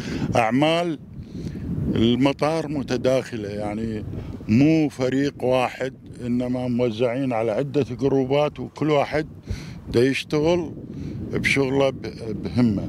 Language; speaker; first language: Arabic; native; Arabic